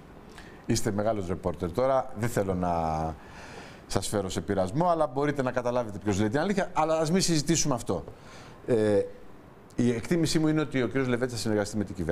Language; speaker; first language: Greek; native; Greek